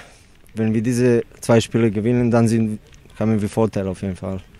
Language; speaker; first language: German; non-native, fluent; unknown